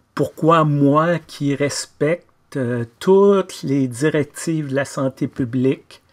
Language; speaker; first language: French; native; French